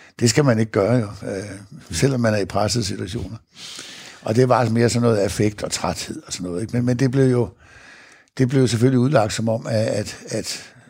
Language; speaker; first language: Danish; native; Danish